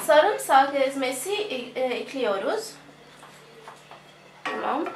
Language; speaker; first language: Turkish; non-native, learner; Arabic